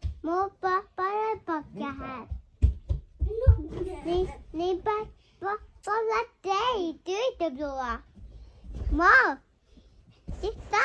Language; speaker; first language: Swedish; early bilingual, other home language; Mongolian